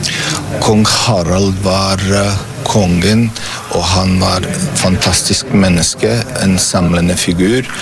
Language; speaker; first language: Norwegian; non-native, fluent; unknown